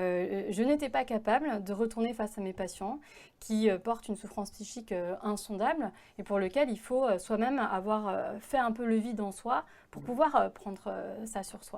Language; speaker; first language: French; native; French